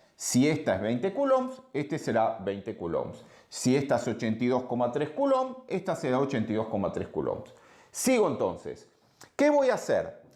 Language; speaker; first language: Spanish; native; Spanish